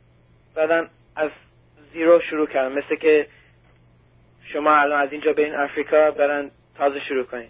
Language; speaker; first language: Persian; early bilingual, heritage; Persian